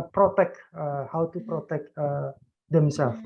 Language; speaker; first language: English; non-native, learner; Indonesian